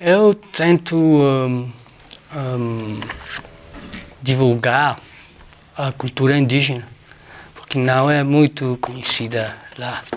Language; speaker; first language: Portuguese; non-native, fluent; Spanish